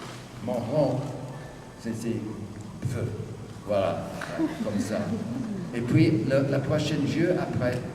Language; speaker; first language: French; non-native, fluent; English